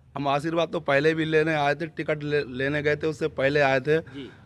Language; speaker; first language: Hindi; native; Hindi